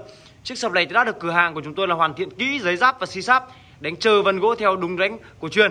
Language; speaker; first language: Vietnamese; native; Vietnamese